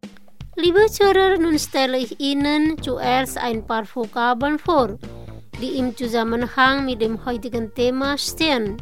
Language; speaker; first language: German; non-native, fluent; Indonesian